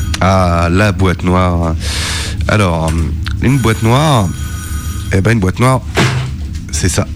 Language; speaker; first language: French; native; French